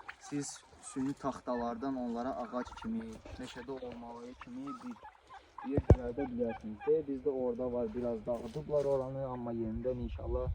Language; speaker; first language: Azerbaijani; non-native, local second language; Lezghian